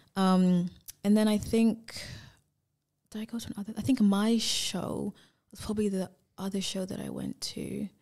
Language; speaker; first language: English; native; English